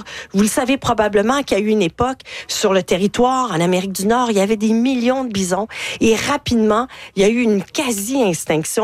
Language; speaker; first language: French; native; French